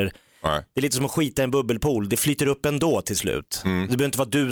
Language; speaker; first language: Swedish; native; Swedish